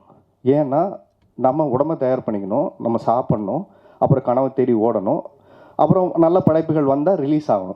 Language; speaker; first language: Tamil; native; Tamil